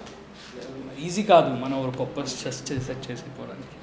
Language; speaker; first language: Telugu; non-native, learner; Malayalam